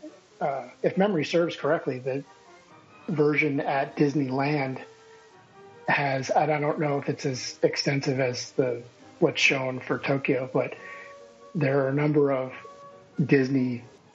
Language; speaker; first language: English; native; English